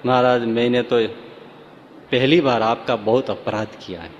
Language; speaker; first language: Hindi; non-native, local second language; Gujarati